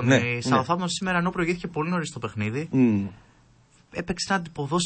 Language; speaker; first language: Greek; native; Greek